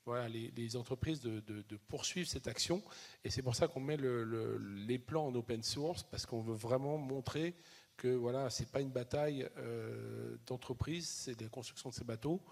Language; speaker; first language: French; native; French